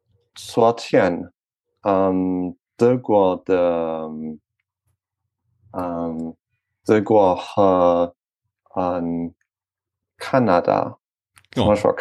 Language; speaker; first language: Chinese; non-native, learner; French